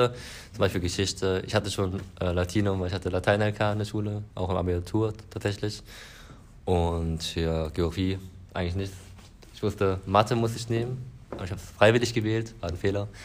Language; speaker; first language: German; native; German